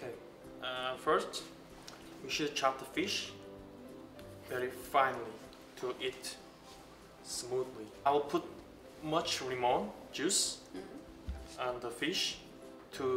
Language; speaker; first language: English; non-native, learner; Korean